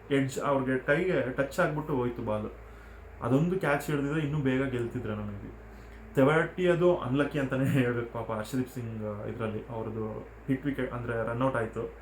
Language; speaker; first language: Kannada; non-native, local second language; Telugu